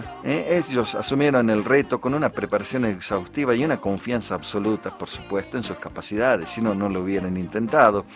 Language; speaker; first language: Spanish; native; Spanish